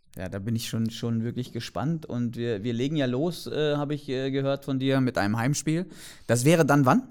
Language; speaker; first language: German; native; German